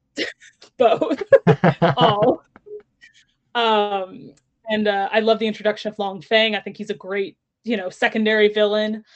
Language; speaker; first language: English; native; English